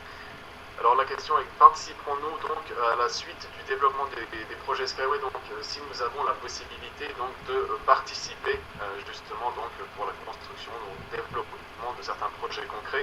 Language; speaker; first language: French; native; French